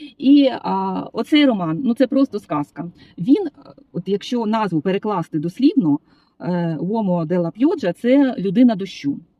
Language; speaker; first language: Ukrainian; non-native, local second language; Russian